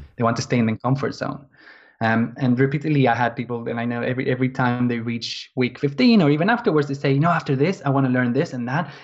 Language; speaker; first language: English; non-native, fluent; Spanish